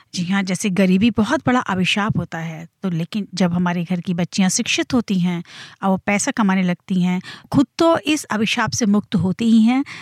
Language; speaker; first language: Hindi; native; Hindi